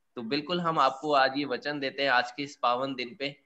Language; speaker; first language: Hindi; native; Hindi